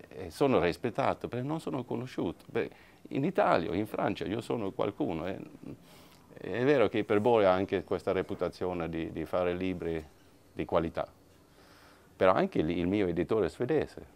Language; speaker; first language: Italian; non-native, fluent; Swedish